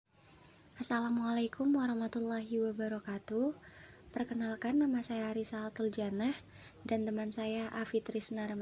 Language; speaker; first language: Indonesian; native; Indonesian